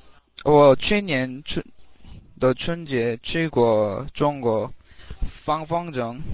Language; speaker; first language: Chinese; non-native, learner; English